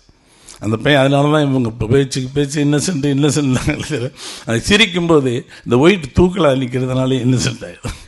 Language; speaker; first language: Tamil; native; Tamil